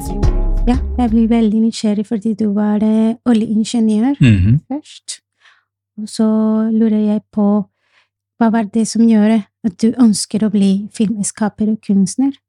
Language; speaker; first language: Norwegian; non-native, fluent; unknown